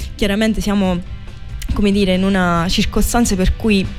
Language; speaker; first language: Italian; native; Italian